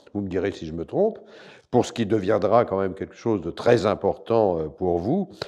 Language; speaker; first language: French; native; French